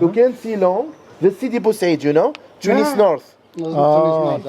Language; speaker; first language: English; non-native, learner; Arabic